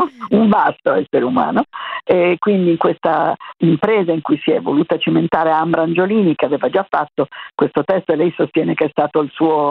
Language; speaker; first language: Italian; native; Italian